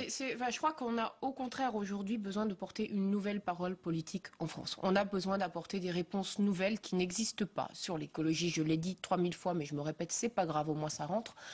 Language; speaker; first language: French; native; French